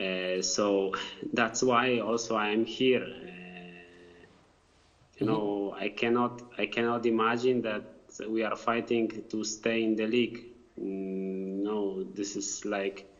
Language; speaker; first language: English; non-native, fluent; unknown